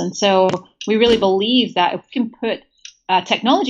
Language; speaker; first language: English; native; English